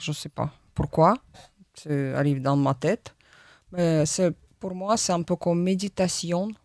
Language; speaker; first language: French; non-native, learner; Russian